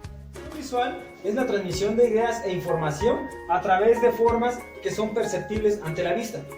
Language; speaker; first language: Spanish; native; Spanish